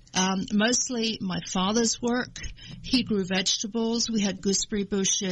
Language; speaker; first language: English; native; English